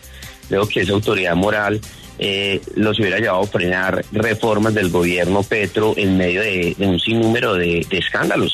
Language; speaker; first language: Spanish; native; Spanish